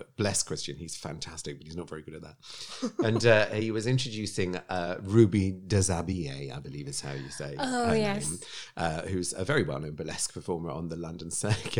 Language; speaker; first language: English; native; English